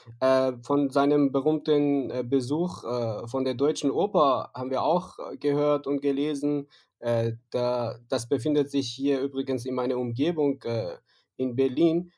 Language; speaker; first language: German; non-native, fluent; Persian